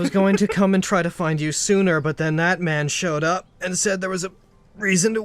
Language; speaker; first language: English; native; English